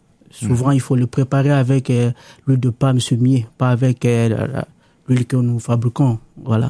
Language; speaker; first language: French; non-native, local second language; Lingala